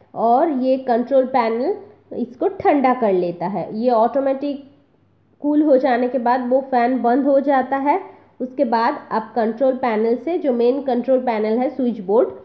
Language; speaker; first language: Hindi; non-native, local second language; Bangla